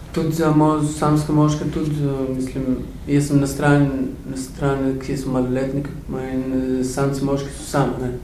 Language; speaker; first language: Slovenian; non-native, learner; Albanian